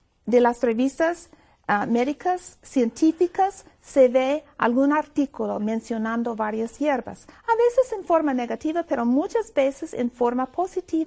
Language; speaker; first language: Spanish; non-native, fluent; English